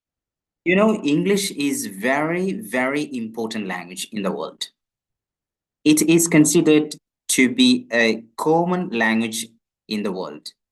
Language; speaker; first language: English; non-native, fluent; Malayalam